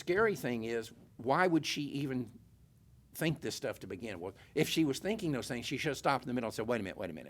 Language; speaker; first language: English; native; English